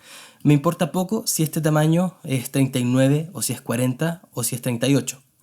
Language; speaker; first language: Spanish; native; Spanish